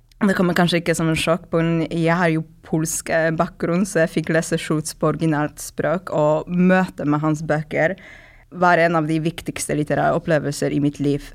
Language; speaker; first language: Norwegian; non-native, fluent; Polish